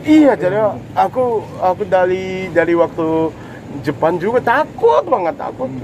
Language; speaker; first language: Indonesian; non-native, learner; Japanese